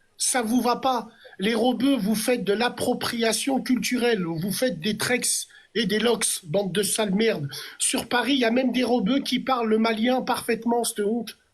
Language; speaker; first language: French; native; French